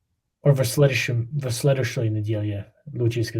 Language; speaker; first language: Russian; non-native, learner; English